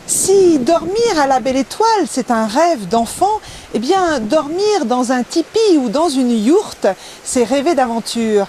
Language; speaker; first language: French; native; French